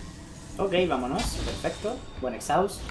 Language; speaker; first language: Spanish; native; Spanish